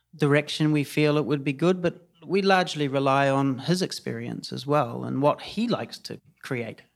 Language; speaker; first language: English; native; English